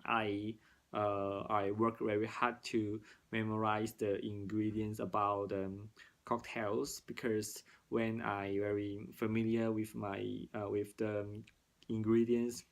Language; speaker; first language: English; non-native, learner; Cantonese